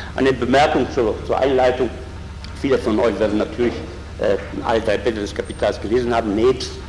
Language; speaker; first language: German; non-native, fluent; Italian